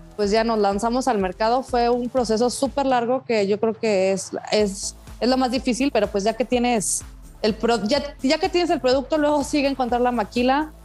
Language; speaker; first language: Spanish; native; Spanish